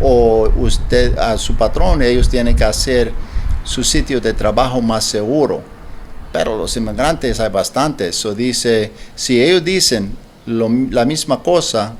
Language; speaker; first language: Spanish; non-native, learner; English